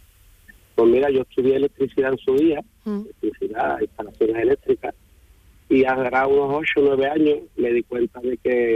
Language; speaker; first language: Spanish; native; Spanish